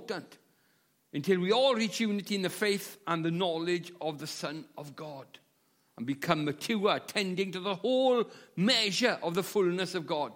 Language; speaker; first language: English; native; English